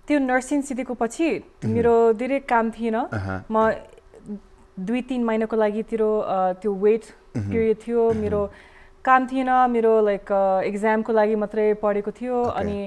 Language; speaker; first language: Nepali; early bilingual, heritage; English